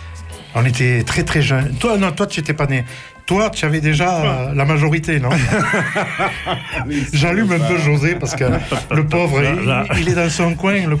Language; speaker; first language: French; native; French